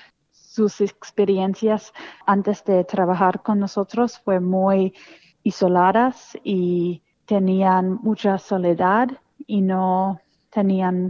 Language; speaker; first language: Spanish; non-native, fluent; English